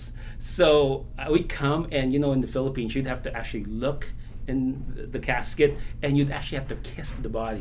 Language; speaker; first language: English; non-native, local second language; Filipino